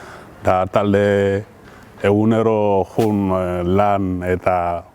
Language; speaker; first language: Basque; non-native, learner; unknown